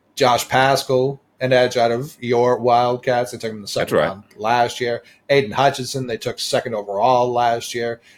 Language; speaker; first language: English; native; English